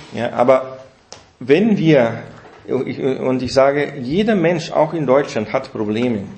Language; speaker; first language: German; non-native, fluent; Portuguese